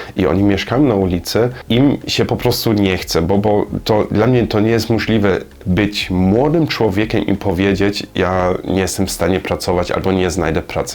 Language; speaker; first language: Polish; non-native, learner; German